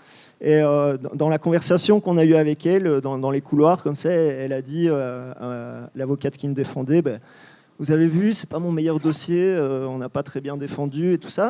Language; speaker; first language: French; native; French